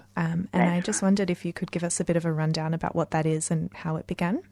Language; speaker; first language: English; native; English